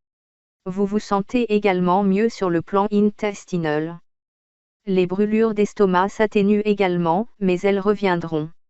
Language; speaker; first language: French; native; French